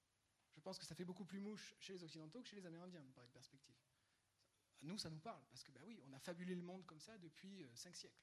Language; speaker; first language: French; native; French